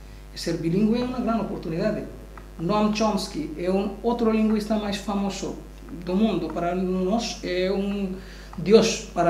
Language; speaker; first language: Galician; non-native, learner; Bangla